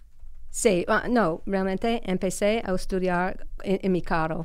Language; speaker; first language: Spanish; non-native, fluent; English